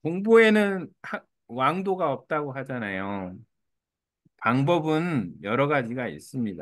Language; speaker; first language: Korean; native; Korean